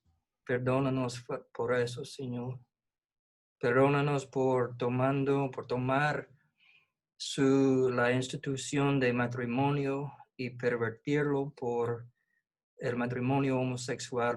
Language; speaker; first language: Spanish; non-native, fluent; English